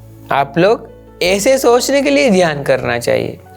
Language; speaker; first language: Hindi; non-native, local second language; Sinhala